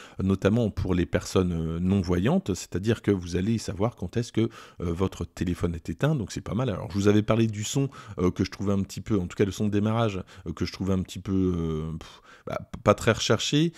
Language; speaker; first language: French; native; French